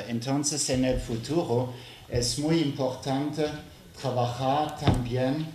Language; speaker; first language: Spanish; non-native, learner; French